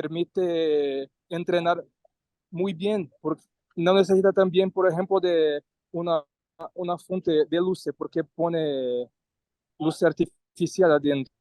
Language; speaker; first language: Spanish; non-native, learner; Portuguese